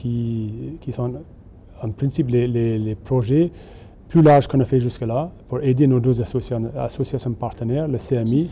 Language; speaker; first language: French; non-native, fluent; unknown